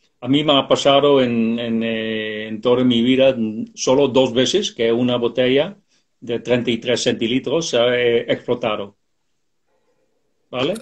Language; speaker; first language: Spanish; non-native, fluent; Dutch